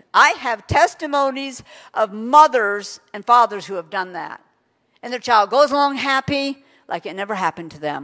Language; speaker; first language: English; native; English